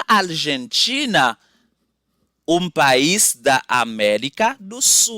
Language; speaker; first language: Portuguese; non-native, fluent; Haitian Creole